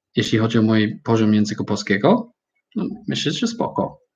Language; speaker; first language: Polish; non-native, fluent; English